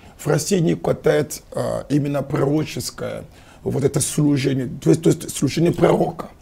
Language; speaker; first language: Russian; non-native, fluent; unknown